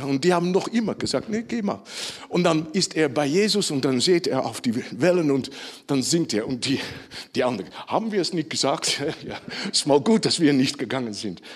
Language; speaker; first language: German; non-native, fluent; Dutch